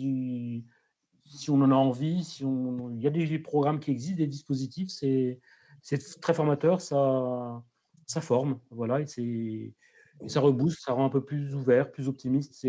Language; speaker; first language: French; native; French